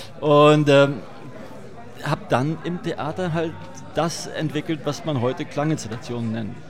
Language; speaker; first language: German; native; German